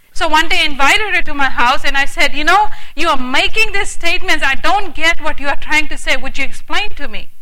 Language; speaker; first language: English; early bilingual, heritage; English